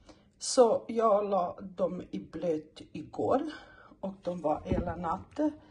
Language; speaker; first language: Swedish; non-native, learner; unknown